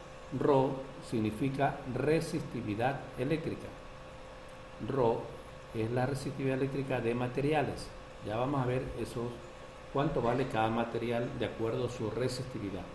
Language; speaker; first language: Spanish; native; Spanish